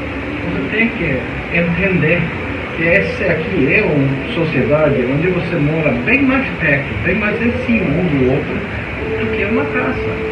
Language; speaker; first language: Portuguese; non-native, fluent; Danish